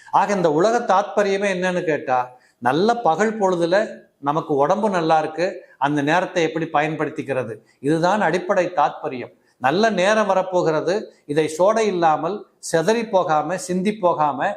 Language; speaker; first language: Tamil; native; Tamil